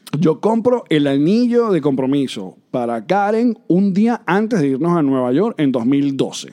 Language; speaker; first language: Spanish; native; Spanish